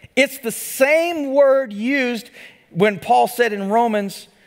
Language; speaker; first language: English; native; English